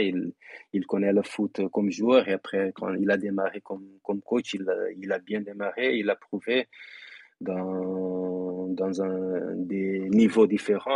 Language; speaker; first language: French; non-native, fluent; Portuguese